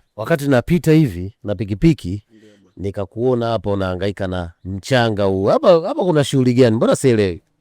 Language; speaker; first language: Swahili; native; Swahili